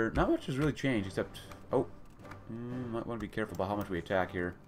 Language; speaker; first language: English; native; English